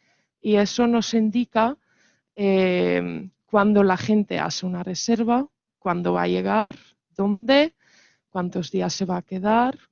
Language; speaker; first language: Spanish; non-native, fluent; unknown